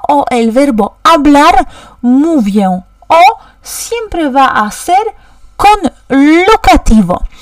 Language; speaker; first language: Spanish; non-native, fluent; Polish